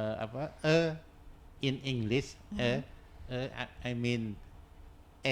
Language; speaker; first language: English; non-native, learner; Indonesian